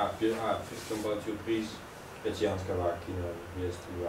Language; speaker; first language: Russian; non-native, learner; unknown